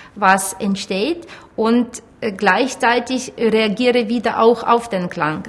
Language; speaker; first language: German; non-native, fluent; Ukrainian